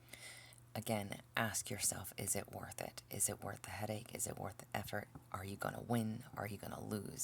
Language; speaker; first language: English; native; English